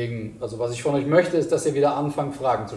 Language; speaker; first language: German; native; German